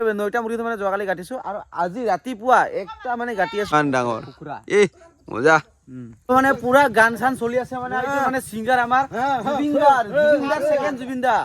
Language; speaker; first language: Assamese; non-native, local second language; Garo